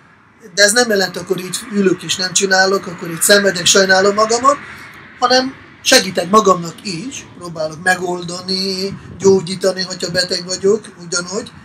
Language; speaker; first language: Hungarian; non-native, fluent; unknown